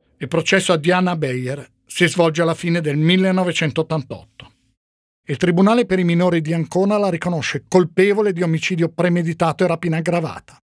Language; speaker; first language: Italian; native; Italian